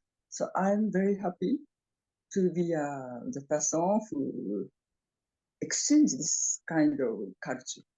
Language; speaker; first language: English; non-native, fluent; Japanese